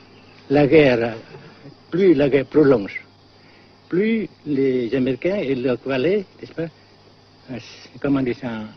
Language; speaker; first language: French; non-native, fluent; Vietnamese